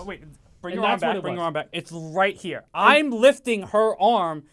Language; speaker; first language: English; native; English